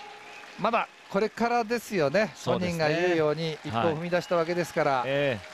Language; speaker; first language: Japanese; native; Japanese